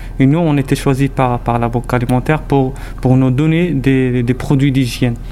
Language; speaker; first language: French; non-native, local second language; Arabic